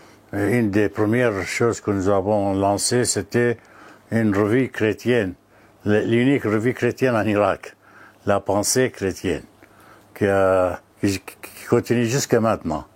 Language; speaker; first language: French; non-native, fluent; Arabic